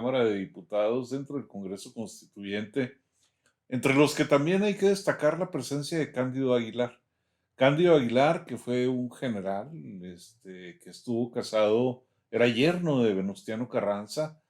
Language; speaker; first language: Spanish; native; Spanish